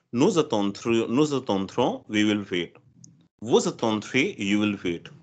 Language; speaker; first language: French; non-native, fluent; Hindi